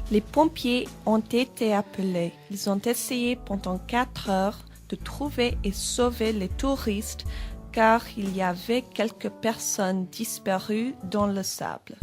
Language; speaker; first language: French; non-native, learner; English